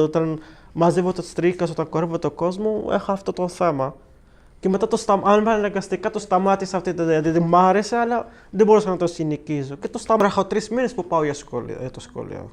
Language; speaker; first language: Greek; non-native, learner; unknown